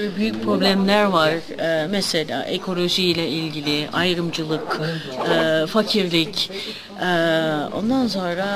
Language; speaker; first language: Turkish; early bilingual, heritage; Turkish